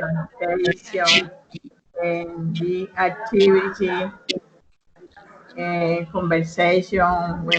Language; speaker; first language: English; non-native, learner; Spanish